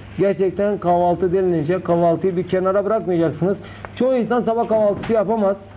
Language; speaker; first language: Turkish; native; Turkish